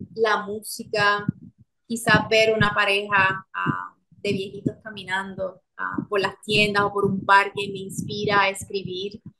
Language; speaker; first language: Spanish; native; Spanish